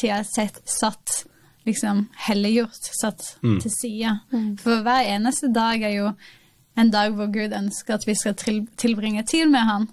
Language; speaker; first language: Norwegian; native; Norwegian